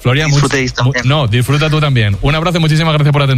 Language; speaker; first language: Spanish; native; Spanish